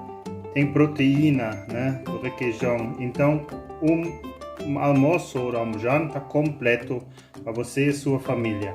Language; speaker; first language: Portuguese; non-native, learner; German